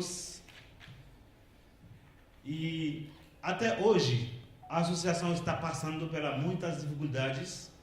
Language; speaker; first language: Portuguese; non-native, local second language; Haitian Creole